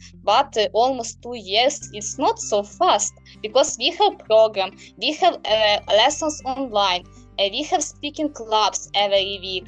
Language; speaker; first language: English; non-native, learner; Ukrainian